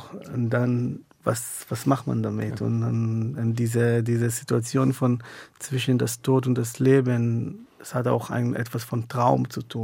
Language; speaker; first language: German; non-native, fluent; Hebrew